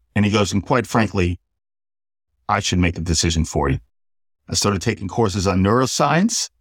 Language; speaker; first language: English; native; English